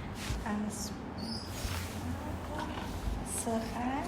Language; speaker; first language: French; non-native, learner; Vietnamese